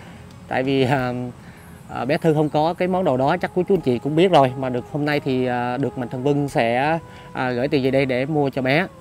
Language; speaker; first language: Vietnamese; native; Vietnamese